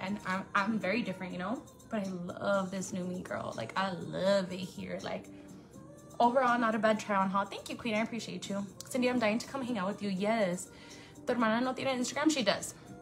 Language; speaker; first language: English; early bilingual, other home language; Spanish